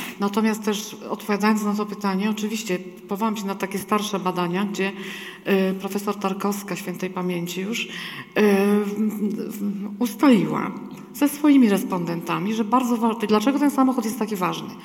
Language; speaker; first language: Polish; native; Polish